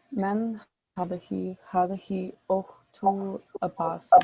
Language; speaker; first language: Arabic; non-native, learner; English